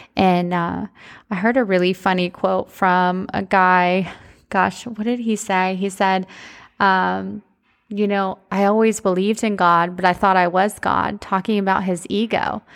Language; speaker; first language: English; native; English